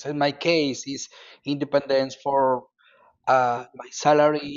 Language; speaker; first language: English; non-native, learner; Spanish